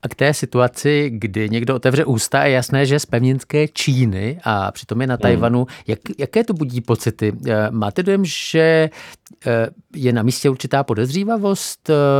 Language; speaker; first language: Czech; native; Czech